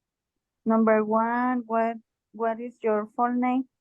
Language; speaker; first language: English; non-native, learner; Spanish